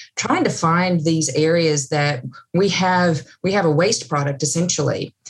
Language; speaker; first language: English; native; English